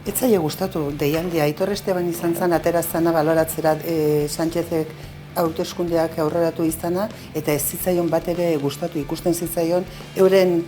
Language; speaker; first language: Basque; native; Basque